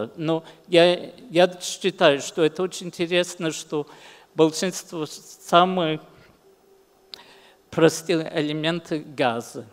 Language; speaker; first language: Russian; early bilingual, heritage; English